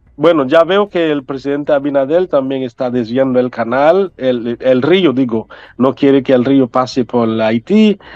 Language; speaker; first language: Spanish; non-native, fluent; Haitian Creole